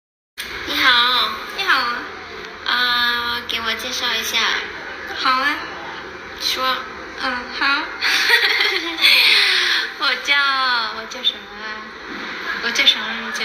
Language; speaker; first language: Chinese; non-native, learner; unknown